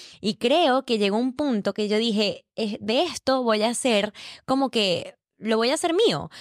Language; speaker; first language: Spanish; native; Spanish